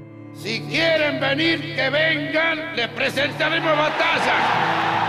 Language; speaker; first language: Spanish; native; Spanish